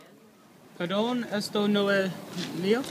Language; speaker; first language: Spanish; non-native, learner; English